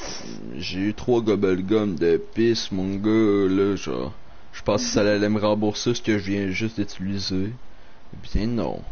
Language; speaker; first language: French; native; French